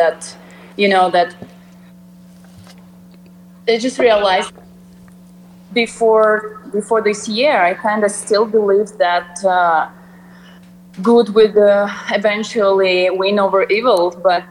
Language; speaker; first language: English; non-native, fluent; Russian